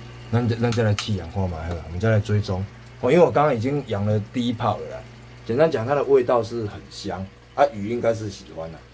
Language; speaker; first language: Chinese; non-native, local second language; Min Nan Chinese